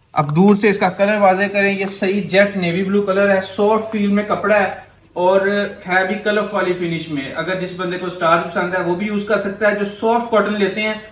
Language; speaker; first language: Urdu; non-native, local second language; Punjabi